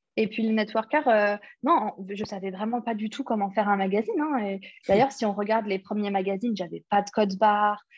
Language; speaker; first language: French; early bilingual, other home language; English